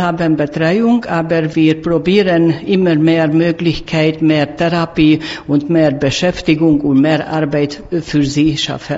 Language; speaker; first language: German; non-native, learner; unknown